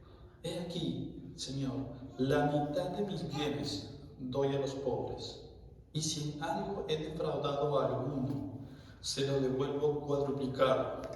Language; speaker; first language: Spanish; native; Spanish